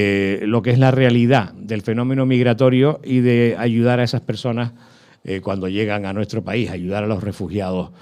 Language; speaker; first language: Spanish; native; Spanish